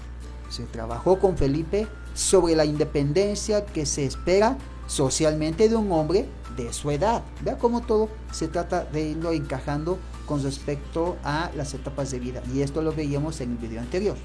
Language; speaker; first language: Spanish; native; Spanish